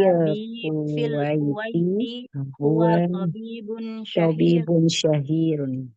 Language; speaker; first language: Arabic; non-native, learner; Indonesian